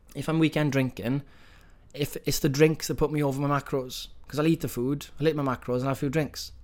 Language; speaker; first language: English; native; English